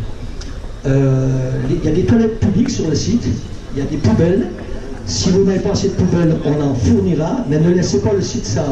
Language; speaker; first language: French; native; French